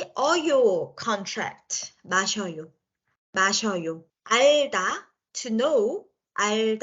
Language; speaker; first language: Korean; native; Korean